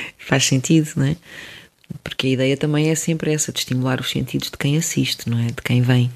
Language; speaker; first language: Portuguese; early bilingual, other home language; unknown